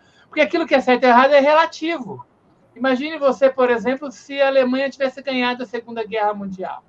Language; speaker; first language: Portuguese; native; Portuguese